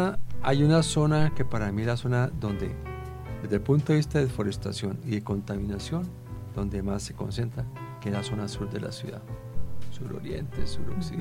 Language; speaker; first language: Spanish; native; Spanish